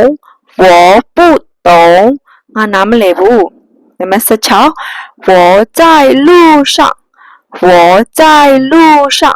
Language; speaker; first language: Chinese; non-native, fluent; Burmese